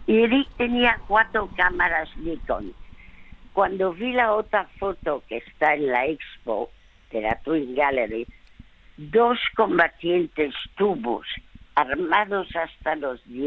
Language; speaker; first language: Spanish; early bilingual, other home language; French